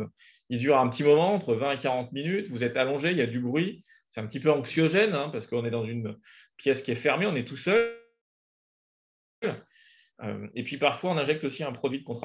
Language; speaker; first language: French; native; French